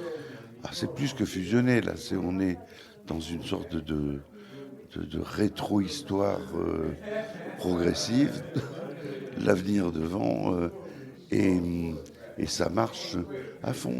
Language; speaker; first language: French; native; French